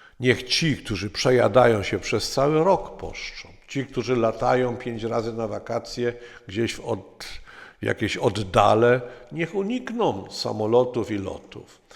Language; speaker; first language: Polish; native; Polish